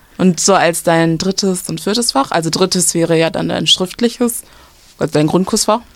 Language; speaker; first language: German; native; German